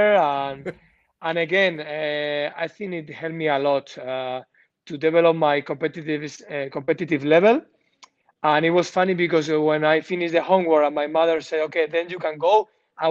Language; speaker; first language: English; non-native, learner; Spanish